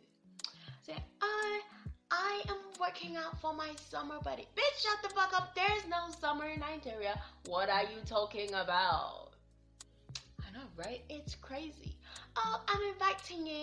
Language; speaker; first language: English; non-native, local second language; Yoruba